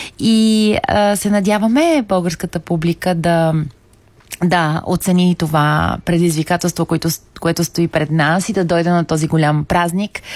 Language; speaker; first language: Bulgarian; native; Bulgarian